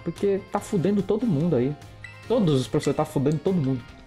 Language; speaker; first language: Portuguese; native; Portuguese